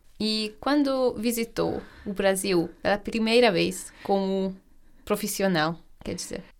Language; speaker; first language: Portuguese; non-native, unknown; Hungarian